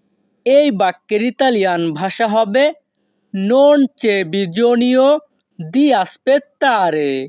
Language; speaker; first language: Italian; non-native, fluent; Bangla